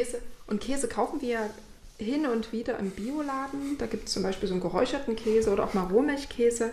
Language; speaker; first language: German; native; German